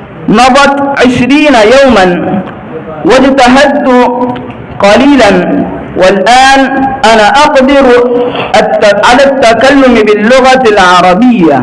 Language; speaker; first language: Arabic; non-native, learner; Urdu